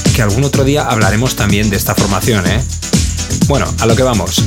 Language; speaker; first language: Spanish; native; Spanish